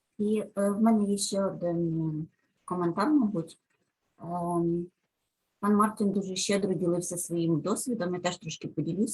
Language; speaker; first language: Ukrainian; native; Ukrainian